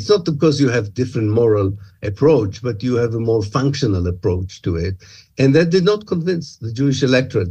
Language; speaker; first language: English; non-native, fluent; Hebrew